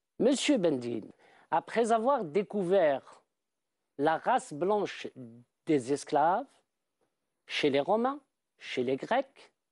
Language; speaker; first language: French; non-native, local second language; Arabic